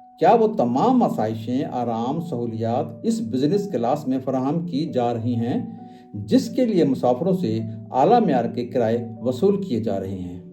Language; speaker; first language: Urdu; native; Urdu